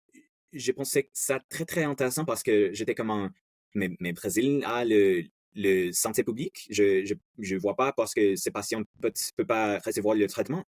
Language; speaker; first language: French; non-native, learner; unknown